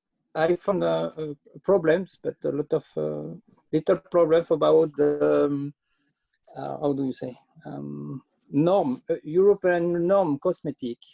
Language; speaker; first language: English; non-native, learner; French